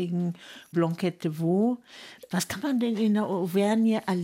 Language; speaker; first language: German; native; German